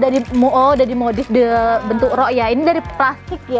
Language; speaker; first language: Indonesian; native; Indonesian